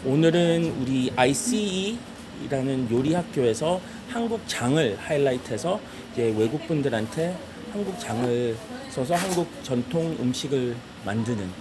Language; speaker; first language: Korean; early bilingual, heritage; Korean